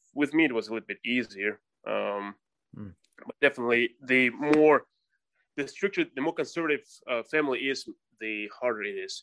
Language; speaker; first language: English; non-native, fluent; Russian